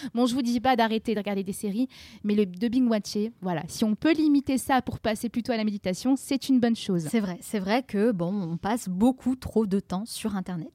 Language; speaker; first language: French; native; French